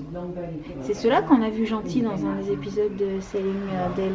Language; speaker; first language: French; native; French